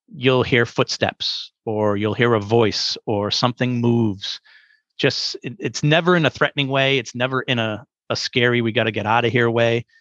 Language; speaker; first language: English; native; English